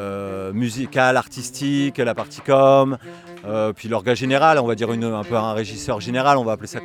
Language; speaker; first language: French; native; French